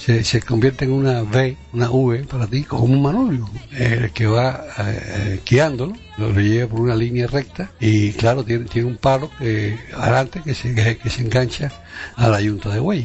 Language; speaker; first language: Spanish; native; Spanish